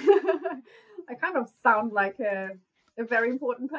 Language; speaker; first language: English; non-native, fluent; Portuguese